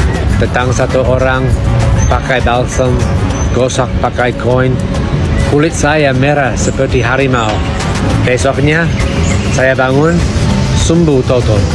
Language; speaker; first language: Indonesian; non-native, fluent; English